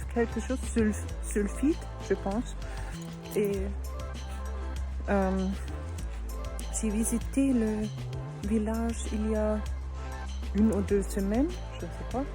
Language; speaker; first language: French; non-native, learner; German